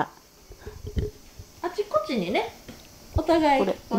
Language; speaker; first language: Japanese; native; Japanese